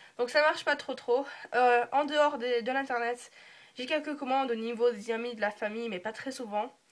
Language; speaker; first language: French; early bilingual, other home language; English